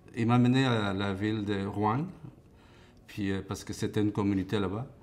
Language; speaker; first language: French; non-native, fluent; Spanish